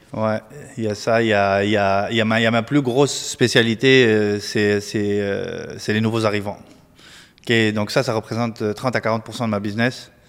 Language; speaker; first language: French; non-native, local second language; Arabic